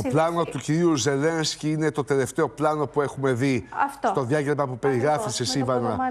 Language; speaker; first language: Greek; native; Greek